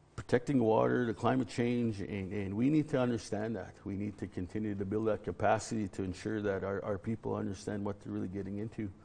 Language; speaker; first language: English; native; English